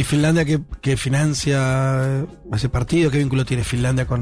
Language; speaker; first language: Spanish; native; Spanish